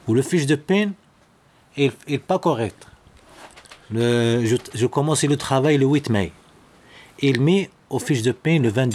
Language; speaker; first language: French; non-native, learner; Arabic